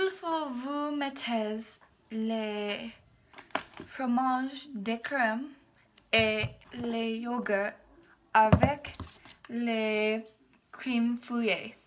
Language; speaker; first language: French; non-native, learner; English